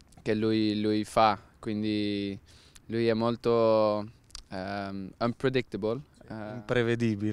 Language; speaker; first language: Italian; non-native, learner; Dutch